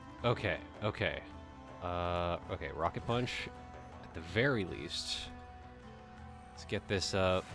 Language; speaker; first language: English; native; English